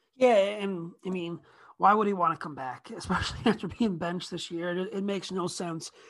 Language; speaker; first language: English; native; English